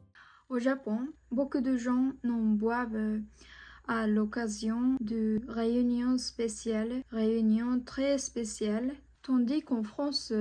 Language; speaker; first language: French; non-native, fluent; Japanese